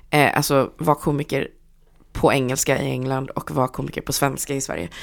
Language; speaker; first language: Swedish; early bilingual, other home language; Chinese